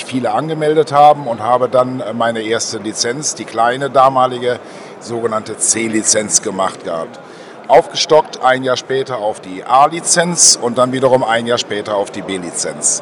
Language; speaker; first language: German; native; German